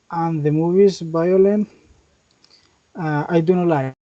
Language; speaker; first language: English; non-native, learner; Spanish